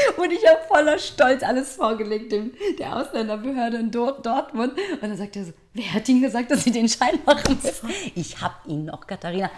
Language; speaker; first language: German; early bilingual, other home language; Persian